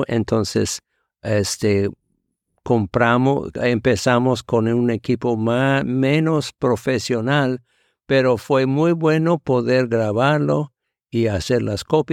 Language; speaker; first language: Spanish; non-native, fluent; English